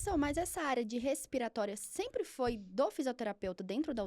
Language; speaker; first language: Portuguese; native; Portuguese